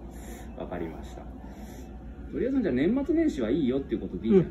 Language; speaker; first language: Japanese; native; Japanese